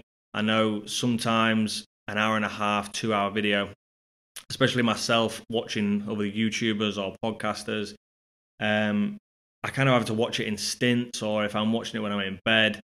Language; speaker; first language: English; native; English